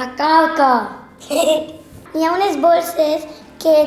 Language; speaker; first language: Catalan; non-native, local second language; Spanish